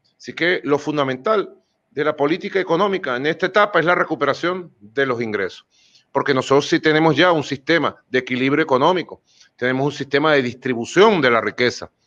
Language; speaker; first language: Spanish; native; Spanish